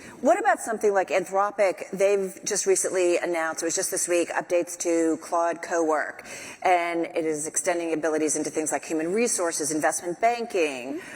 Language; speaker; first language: English; native; English